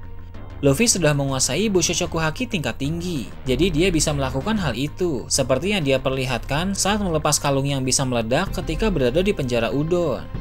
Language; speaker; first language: Indonesian; native; Indonesian